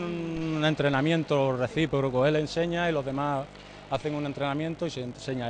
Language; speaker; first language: Spanish; native; Spanish